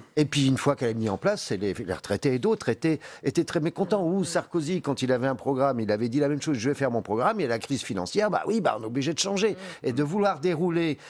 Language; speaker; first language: French; native; French